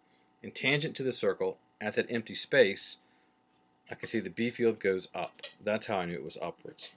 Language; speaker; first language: English; native; English